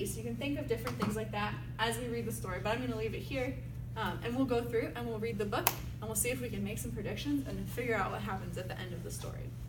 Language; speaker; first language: English; native; English